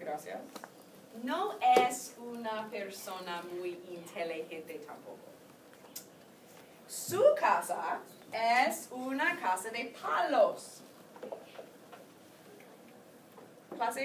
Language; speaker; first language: Spanish; non-native, fluent; English